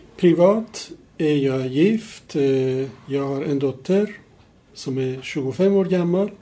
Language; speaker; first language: Swedish; non-native, fluent; Persian